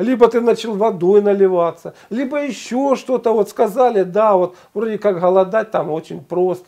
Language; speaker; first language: Russian; native; Russian